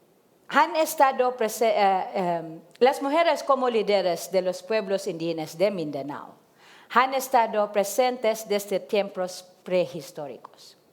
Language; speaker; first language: Spanish; non-native, learner; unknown